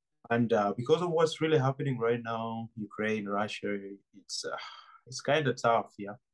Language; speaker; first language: English; non-native, local second language; Ganda